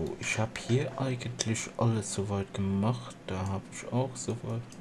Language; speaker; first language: German; non-native, local second language; Luxembourgish